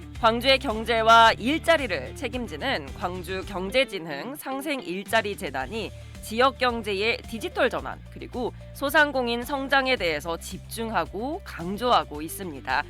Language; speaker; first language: Korean; native; Korean